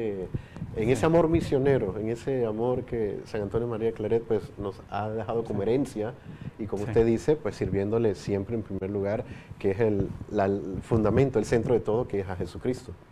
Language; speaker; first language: Spanish; native; Spanish